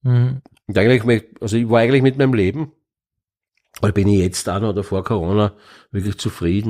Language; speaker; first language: German; native; German